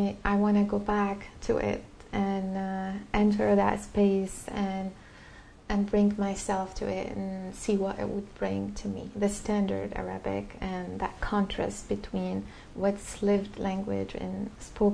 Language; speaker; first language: English; non-native, fluent; Arabic